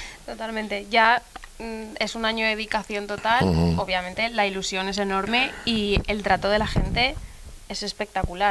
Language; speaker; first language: Spanish; native; Spanish